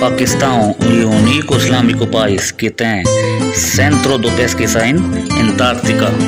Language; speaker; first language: Portuguese; non-native, learner; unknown